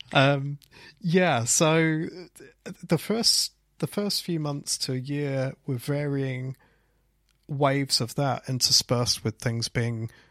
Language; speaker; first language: English; native; English